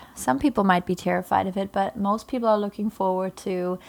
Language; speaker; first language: English; non-native, fluent; German